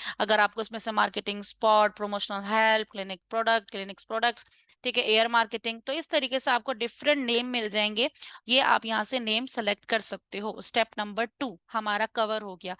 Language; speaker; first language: Urdu; non-native, local second language; Punjabi